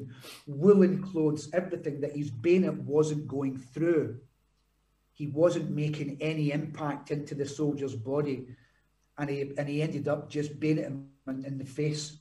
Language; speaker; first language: English; native; English